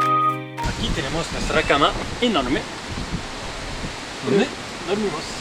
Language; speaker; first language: Spanish; non-native, learner; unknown